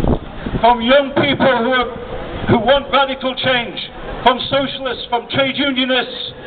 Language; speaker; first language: English; native; English